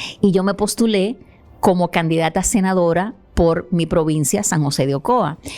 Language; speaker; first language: Spanish; native; Spanish